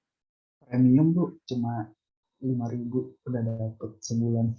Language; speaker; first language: Indonesian; native; Indonesian